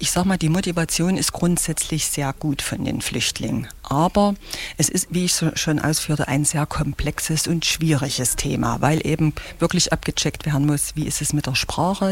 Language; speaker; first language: German; native; German